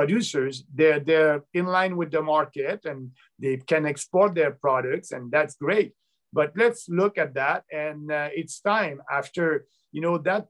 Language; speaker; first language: English; non-native, local second language; French